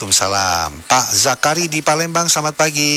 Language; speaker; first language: Indonesian; native; Indonesian